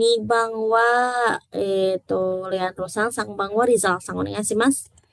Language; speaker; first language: Japanese; non-native, fluent; Indonesian